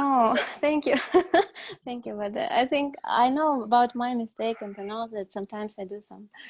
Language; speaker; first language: English; non-native, learner; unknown